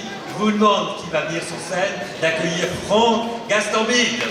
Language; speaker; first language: French; native; French